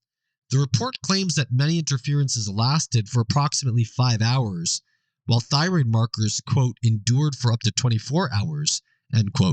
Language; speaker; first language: English; native; English